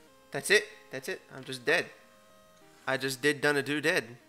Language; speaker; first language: English; native; English